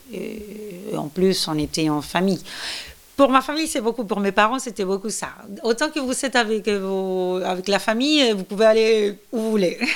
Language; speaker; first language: French; non-native, fluent; Spanish